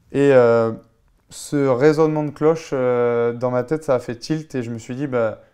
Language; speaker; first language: French; native; French